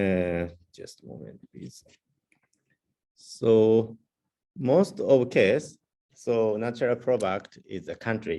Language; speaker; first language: English; non-native, learner; Japanese